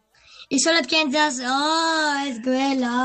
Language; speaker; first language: Spanish; early bilingual, heritage; Spanish